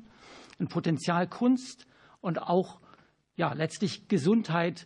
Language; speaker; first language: German; native; German